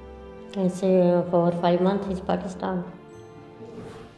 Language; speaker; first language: English; non-native, learner; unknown